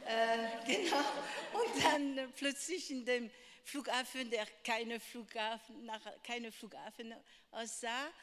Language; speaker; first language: German; non-native, fluent; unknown